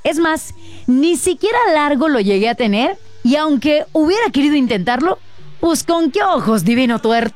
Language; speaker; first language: Spanish; native; Spanish